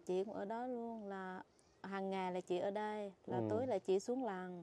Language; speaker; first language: Vietnamese; non-native, local second language; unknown